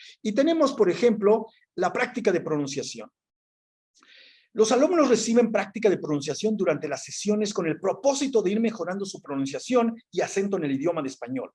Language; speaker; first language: Spanish; native; Spanish